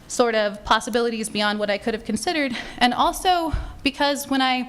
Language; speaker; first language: English; native; English